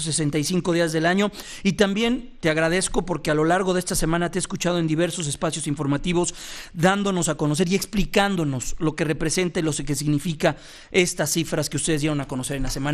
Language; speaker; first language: Spanish; native; Spanish